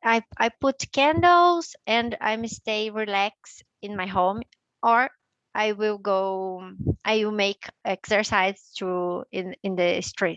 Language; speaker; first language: English; non-native, learner; Portuguese